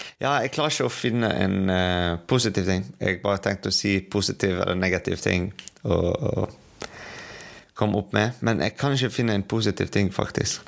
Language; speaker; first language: Norwegian; non-native, fluent; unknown